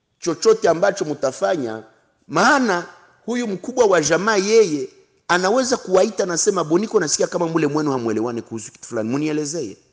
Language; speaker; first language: Swahili; non-native, local second language; Kinyarwanda